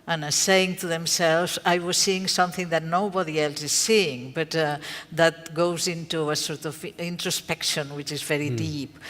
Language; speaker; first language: English; non-native, fluent; Catalan